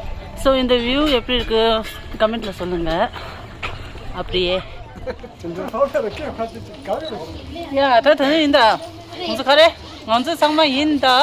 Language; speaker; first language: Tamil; non-native, local second language; Tibetan